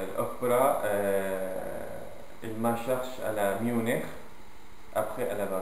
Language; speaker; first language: French; non-native, learner; Arabic